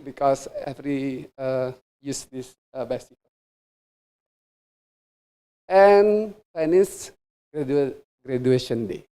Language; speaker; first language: English; non-native, fluent; Indonesian